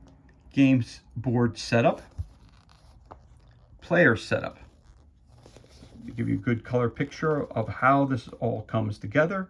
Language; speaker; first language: English; native; English